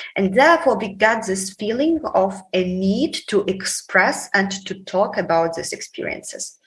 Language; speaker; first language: English; non-native, fluent; Ukrainian